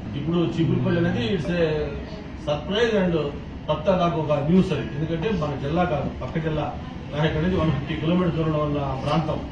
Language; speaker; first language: Telugu; native; Telugu